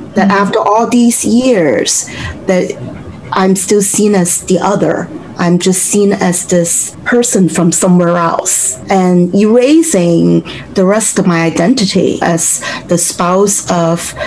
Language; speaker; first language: English; non-native, local second language; Cantonese